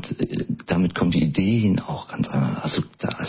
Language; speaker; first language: German; native; German